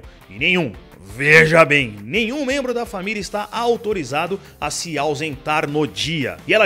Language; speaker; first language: Portuguese; native; Portuguese